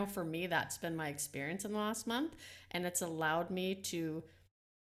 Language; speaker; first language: English; non-native, fluent; Dutch